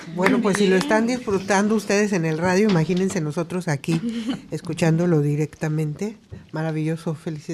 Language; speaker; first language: Spanish; native; Spanish